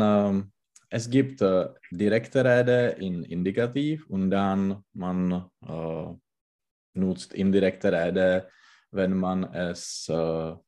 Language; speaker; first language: German; non-native, learner; Czech